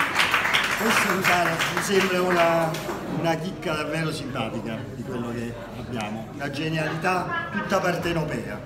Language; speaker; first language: Italian; native; Italian